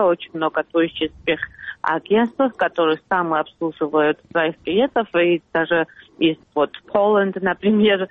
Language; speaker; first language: Russian; non-native, fluent; Georgian